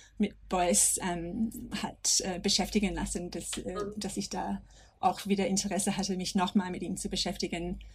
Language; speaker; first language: German; non-native, fluent; English